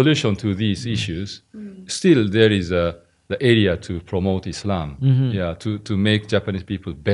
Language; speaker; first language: English; non-native, learner; Japanese